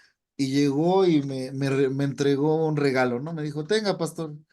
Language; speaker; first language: Spanish; native; Spanish